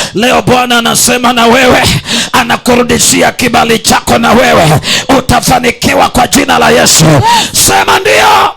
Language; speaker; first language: Swahili; non-native, local second language; Kamba